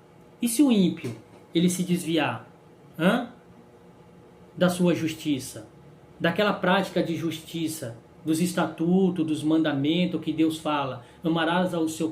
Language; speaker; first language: Portuguese; native; Portuguese